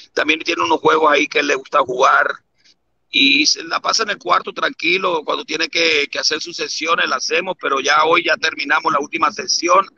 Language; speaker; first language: Spanish; native; Spanish